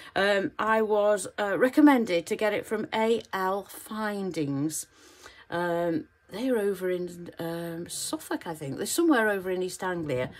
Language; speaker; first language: English; native; English